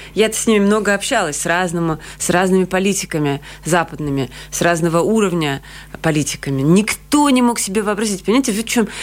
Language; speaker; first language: Russian; native; Russian